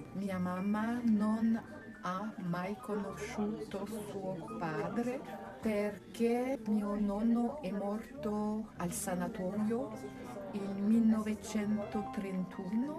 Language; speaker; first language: Italian; non-native, learner; French